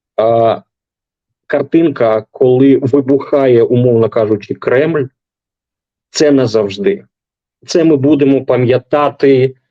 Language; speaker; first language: Ukrainian; non-native, local second language; Russian